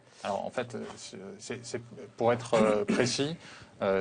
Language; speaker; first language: French; native; French